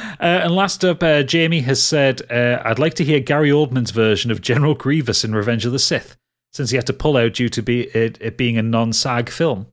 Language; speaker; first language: English; native; English